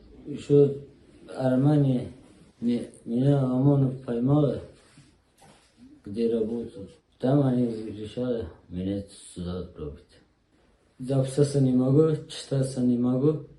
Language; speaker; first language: Russian; non-native, learner; Uzbek